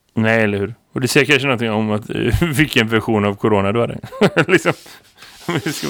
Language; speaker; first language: Swedish; native; Swedish